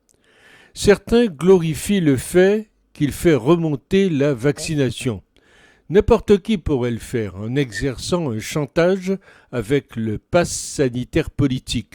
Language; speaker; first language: French; native; French